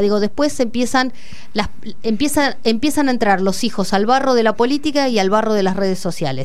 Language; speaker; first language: Spanish; native; Spanish